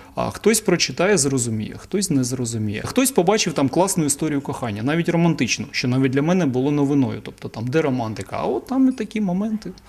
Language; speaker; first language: Ukrainian; non-native, local second language; Russian